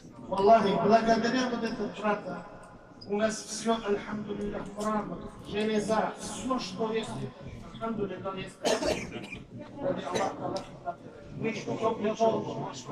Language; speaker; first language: Russian; non-native, learner; Tajik